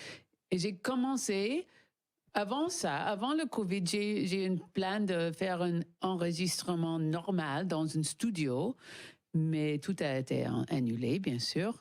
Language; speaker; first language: French; non-native, learner; English